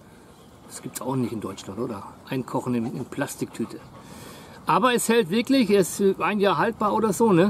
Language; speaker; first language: German; native; German